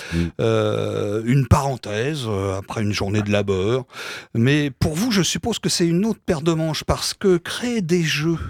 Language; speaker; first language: French; native; French